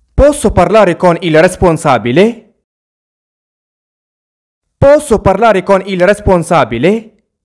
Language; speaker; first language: Italian; non-native, fluent; Arabic